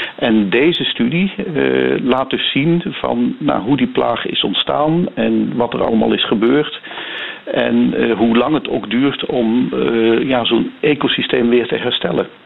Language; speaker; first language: Dutch; native; Dutch